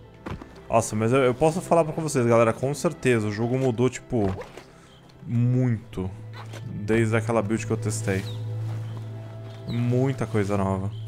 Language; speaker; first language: Portuguese; native; Portuguese